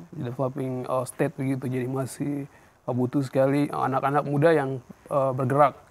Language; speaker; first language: Indonesian; non-native, local second language; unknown